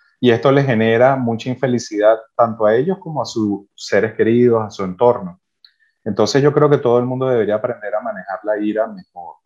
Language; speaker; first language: Spanish; native; Spanish